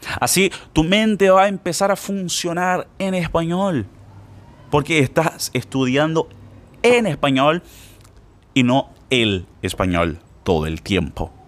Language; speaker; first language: Spanish; non-native, fluent; Portuguese